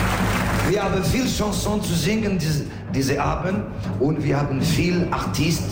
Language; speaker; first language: German; non-native, learner; French